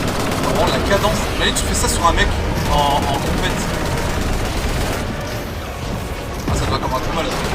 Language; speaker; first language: French; native; French